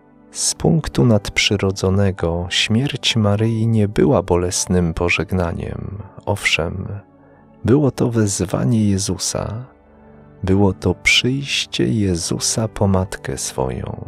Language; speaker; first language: Polish; native; Polish